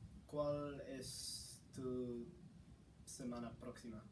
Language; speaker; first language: Spanish; non-native, learner; English